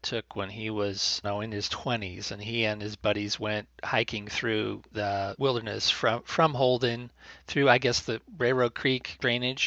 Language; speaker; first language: English; native; English